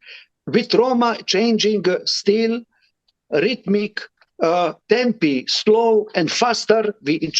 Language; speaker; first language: English; non-native, learner; Romany